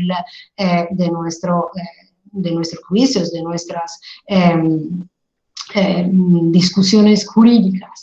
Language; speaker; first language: Spanish; non-native, fluent; Italian